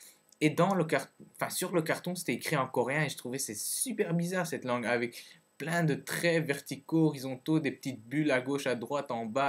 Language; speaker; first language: French; early bilingual, other home language; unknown